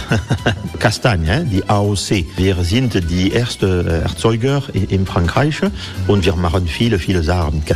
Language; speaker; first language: German; non-native, fluent; French